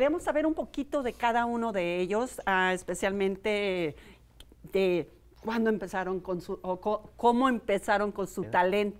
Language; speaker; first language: Spanish; native; Spanish